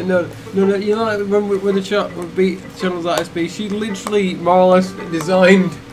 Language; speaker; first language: English; native; English